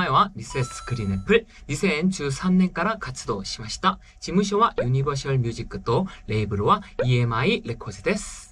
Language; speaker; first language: Japanese; non-native, fluent; Korean